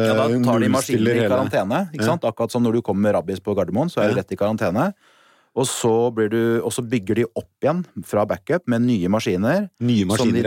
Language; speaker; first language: Norwegian; native; Norwegian